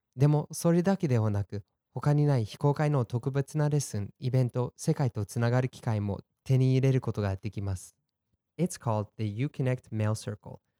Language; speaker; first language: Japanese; non-native, fluent; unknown